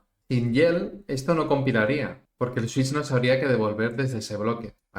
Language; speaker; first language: Spanish; native; Spanish